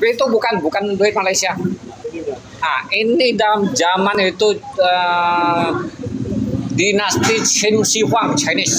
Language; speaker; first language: Indonesian; non-native, learner; Vietnamese